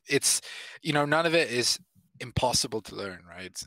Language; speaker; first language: English; non-native, fluent; Italian